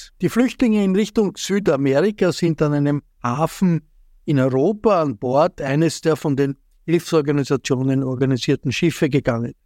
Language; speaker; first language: German; native; German